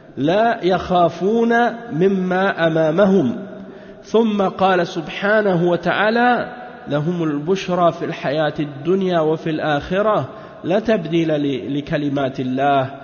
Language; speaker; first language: Arabic; non-native, fluent; French